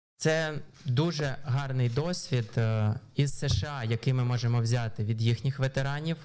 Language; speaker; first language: Ukrainian; native; Ukrainian